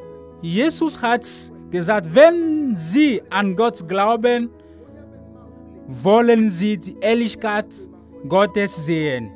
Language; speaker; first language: German; non-native, learner; Ewe